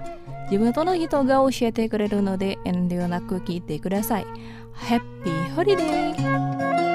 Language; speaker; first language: Japanese; non-native, fluent; Indonesian